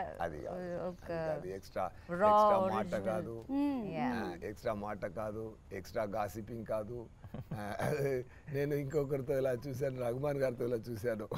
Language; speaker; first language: Telugu; non-native, learner; Tamil